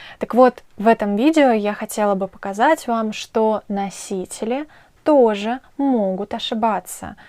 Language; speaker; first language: Russian; native; Russian